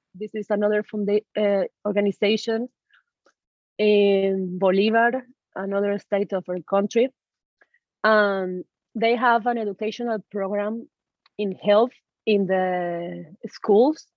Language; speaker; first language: English; non-native, learner; Spanish